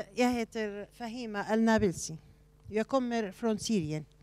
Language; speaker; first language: Swedish; non-native, learner; Arabic